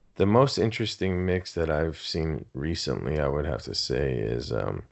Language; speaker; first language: English; early bilingual, other home language; Spanish